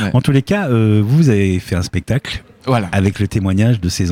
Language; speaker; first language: French; native; French